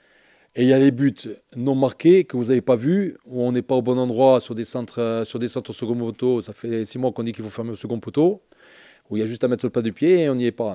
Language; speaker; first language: French; native; French